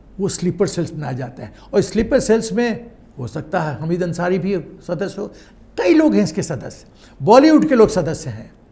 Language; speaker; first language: Hindi; native; Hindi